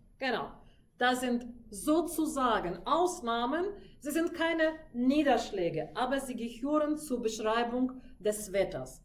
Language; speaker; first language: German; non-native, fluent; Russian